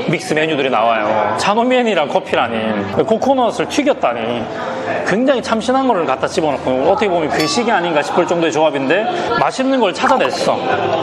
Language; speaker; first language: Korean; native; Korean